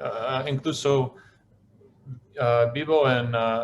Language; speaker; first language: Spanish; non-native, fluent; English